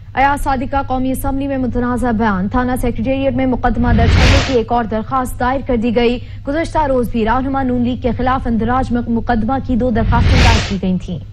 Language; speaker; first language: Urdu; native; Urdu